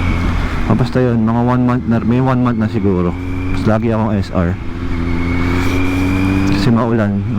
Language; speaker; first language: Filipino; native; Filipino